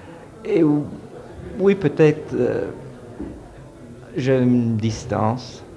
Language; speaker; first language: French; early bilingual, heritage; French